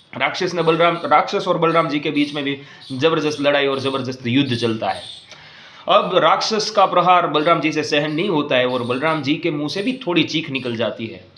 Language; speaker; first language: Hindi; non-native, local second language; Gujarati